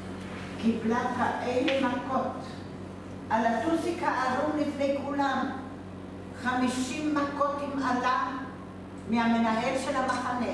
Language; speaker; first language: Hebrew; non-native, fluent; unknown